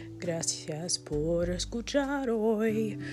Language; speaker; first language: Spanish; non-native, learner; English